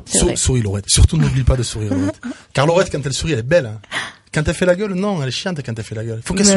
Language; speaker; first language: French; native; French